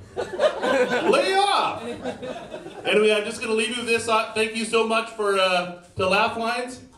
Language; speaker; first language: English; native; English